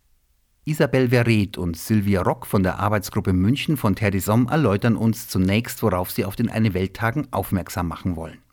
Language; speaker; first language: German; native; German